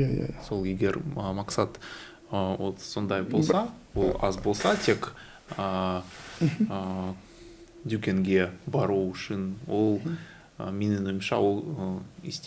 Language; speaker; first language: Kazakh; non-native, learner; Russian